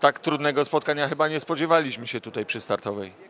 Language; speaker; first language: Polish; native; Polish